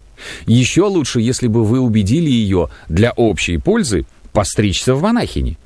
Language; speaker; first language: Russian; native; Russian